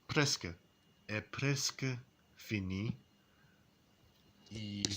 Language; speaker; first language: French; non-native, learner; English